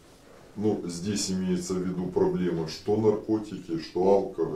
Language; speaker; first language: Russian; native; Russian